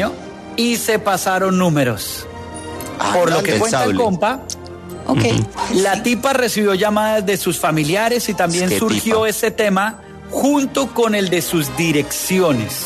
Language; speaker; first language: Spanish; native; Spanish